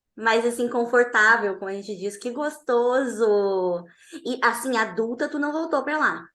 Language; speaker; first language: Portuguese; native; Portuguese